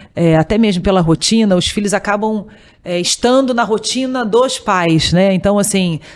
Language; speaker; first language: Portuguese; native; Portuguese